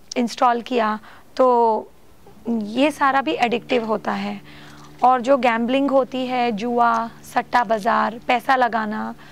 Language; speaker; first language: Hindi; non-native, local second language; Marathi